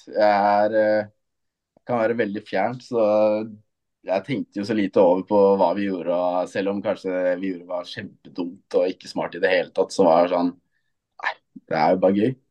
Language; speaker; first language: Norwegian; native; Norwegian